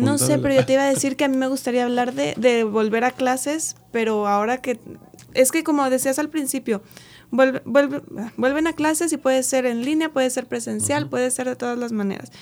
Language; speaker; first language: Spanish; native; Spanish